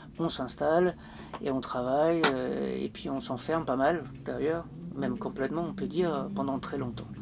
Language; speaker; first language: French; non-native, fluent; Danish